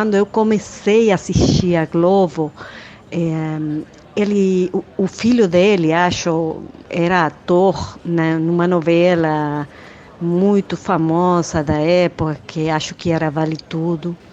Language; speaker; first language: Portuguese; non-native, fluent; Spanish